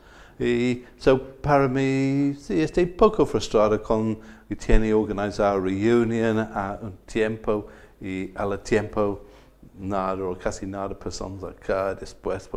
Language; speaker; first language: Spanish; non-native, learner; English